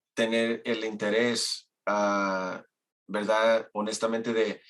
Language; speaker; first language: Spanish; early bilingual, heritage; Spanish